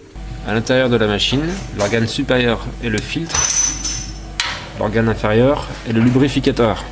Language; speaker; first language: French; native; French